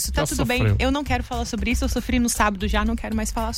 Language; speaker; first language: Portuguese; native; Portuguese